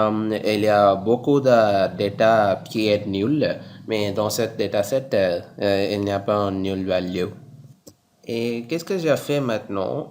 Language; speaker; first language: French; non-native, learner; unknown